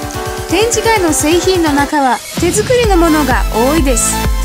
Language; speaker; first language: Japanese; non-native, fluent; Russian